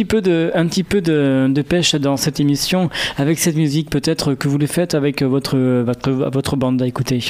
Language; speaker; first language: French; native; French